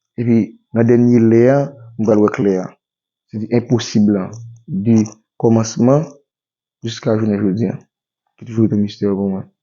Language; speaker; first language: Haitian Creole; native; Haitian Creole